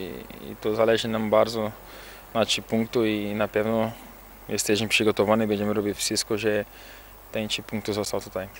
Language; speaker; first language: Polish; non-native, fluent; Portuguese